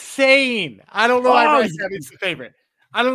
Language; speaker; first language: English; native; English